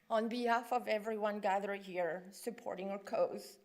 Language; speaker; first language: English; non-native, fluent; French